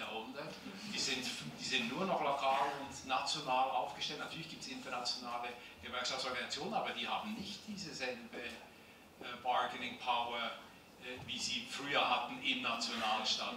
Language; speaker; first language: German; native; German